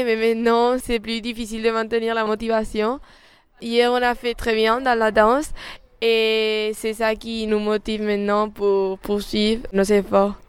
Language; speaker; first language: French; non-native, fluent; Spanish